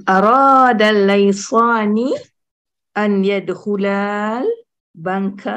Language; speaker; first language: Arabic; non-native, learner; Malay